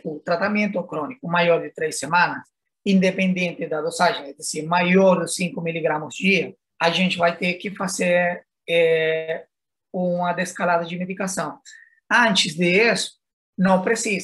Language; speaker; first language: Portuguese; non-native, fluent; Spanish